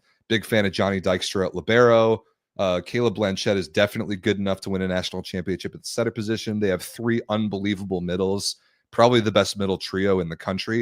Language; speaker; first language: English; native; English